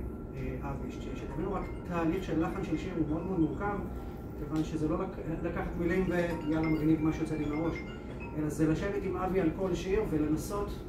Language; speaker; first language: Hebrew; native; Hebrew